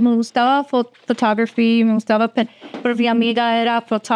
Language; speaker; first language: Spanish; early bilingual, heritage; Spanish